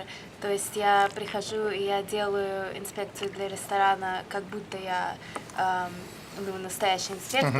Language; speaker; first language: Russian; early bilingual, other home language; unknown